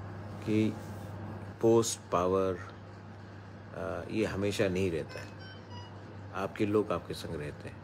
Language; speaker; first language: Hindi; non-native, local second language; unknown